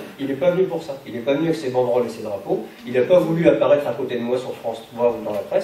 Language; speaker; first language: French; native; French